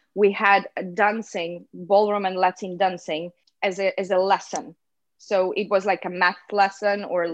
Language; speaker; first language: English; non-native, fluent; Russian